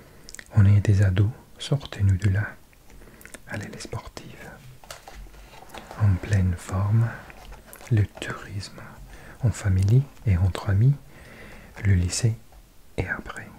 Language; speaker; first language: French; non-native, learner; English